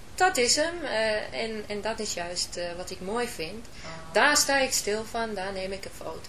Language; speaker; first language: Dutch; non-native, fluent; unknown